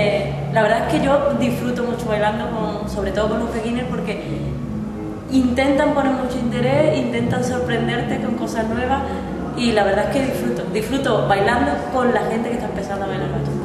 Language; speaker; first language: Spanish; native; Spanish